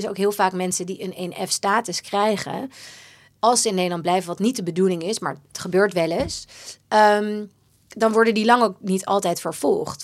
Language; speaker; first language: Dutch; native; Dutch